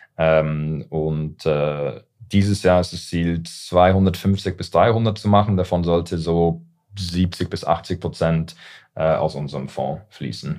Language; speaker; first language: German; early bilingual, heritage; English